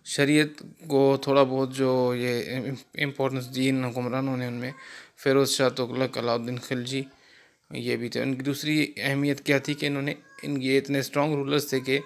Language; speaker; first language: Urdu; non-native, local second language; Sindhi